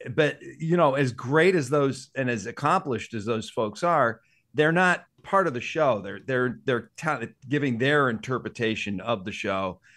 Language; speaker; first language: English; native; English